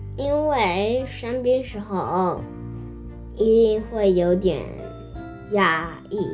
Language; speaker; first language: Chinese; early bilingual, heritage; Chinese